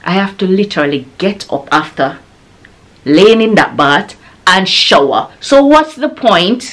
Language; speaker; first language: English; non-native, local second language; Jamaican Creole English